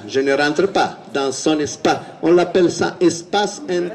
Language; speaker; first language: French; non-native, fluent; Italian